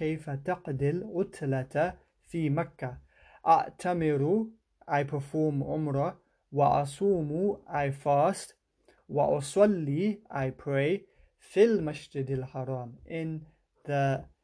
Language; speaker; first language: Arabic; non-native, fluent; English